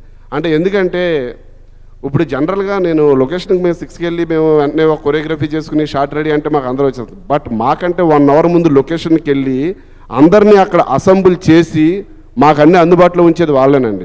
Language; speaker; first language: Telugu; native; Telugu